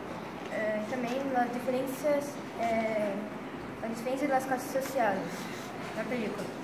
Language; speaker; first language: Spanish; non-native, learner; Portuguese